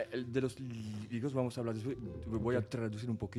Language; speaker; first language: Spanish; non-native, fluent; French